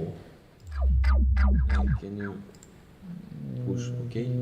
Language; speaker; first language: English; non-native, fluent; Ukrainian